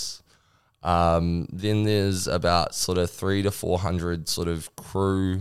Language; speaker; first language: English; native; English